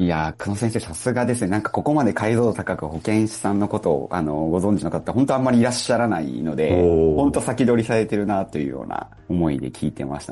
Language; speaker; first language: Japanese; native; Japanese